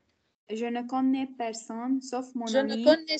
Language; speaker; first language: French; non-native, learner; Arabic